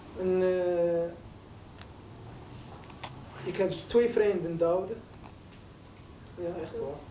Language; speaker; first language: Dutch; non-native, learner; Arabic